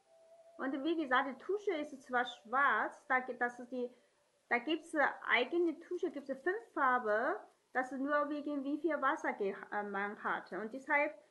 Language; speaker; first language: German; non-native, learner; Chinese